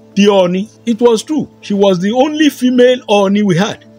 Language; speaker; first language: English; non-native, local second language; Yoruba